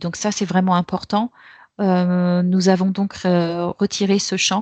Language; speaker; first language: French; native; French